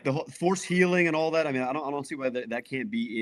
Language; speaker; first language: English; native; English